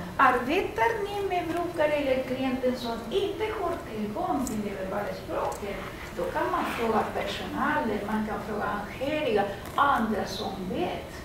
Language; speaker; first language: Swedish; non-native, fluent; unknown